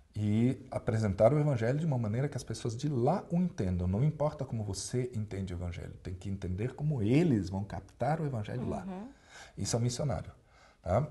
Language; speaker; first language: Portuguese; native; Portuguese